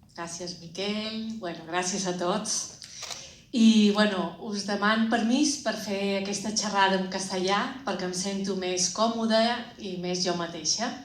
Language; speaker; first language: Catalan; non-native, local second language; Spanish